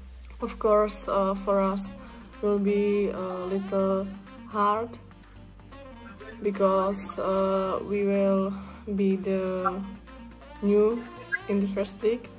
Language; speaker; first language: English; non-native, fluent; Czech